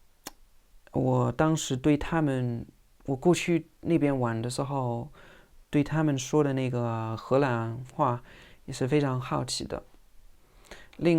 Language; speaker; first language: Chinese; non-native, fluent; English